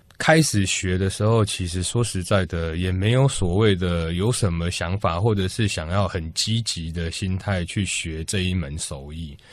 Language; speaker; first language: Chinese; native; Chinese